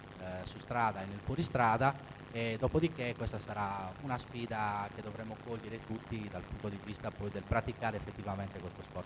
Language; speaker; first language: Italian; native; Italian